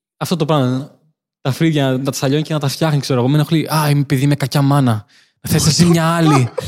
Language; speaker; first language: Greek; early bilingual, other home language; Albanian